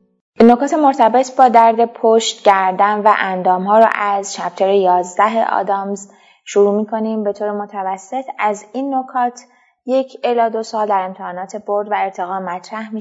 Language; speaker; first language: Persian; native; Persian